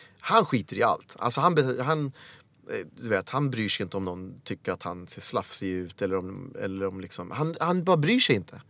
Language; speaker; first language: Swedish; early bilingual, other home language; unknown